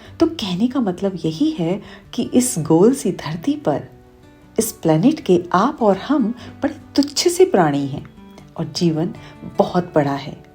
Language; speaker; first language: Hindi; native; Hindi